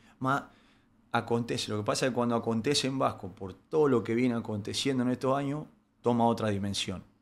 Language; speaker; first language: Spanish; native; Spanish